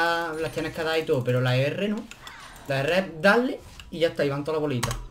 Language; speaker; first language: Spanish; native; Spanish